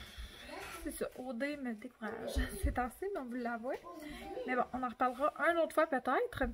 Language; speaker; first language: French; native; French